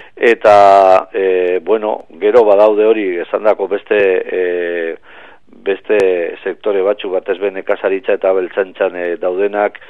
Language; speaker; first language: Basque; native; Basque